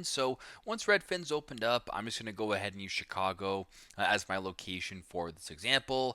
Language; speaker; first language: English; native; English